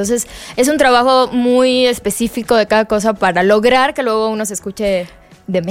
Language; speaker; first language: Spanish; native; Spanish